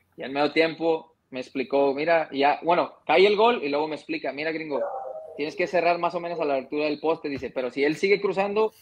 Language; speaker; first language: Spanish; early bilingual, heritage; Spanish